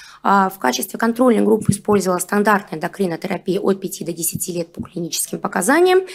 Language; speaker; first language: Russian; native; Russian